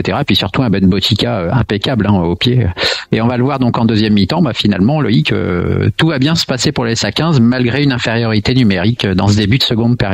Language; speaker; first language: French; native; French